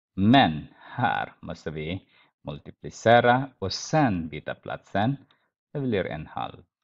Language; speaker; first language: Swedish; non-native, fluent; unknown